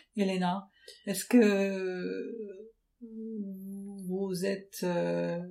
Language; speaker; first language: French; non-native, fluent; Ukrainian